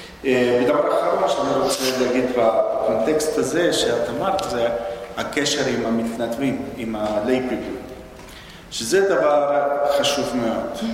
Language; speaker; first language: Hebrew; non-native, fluent; Spanish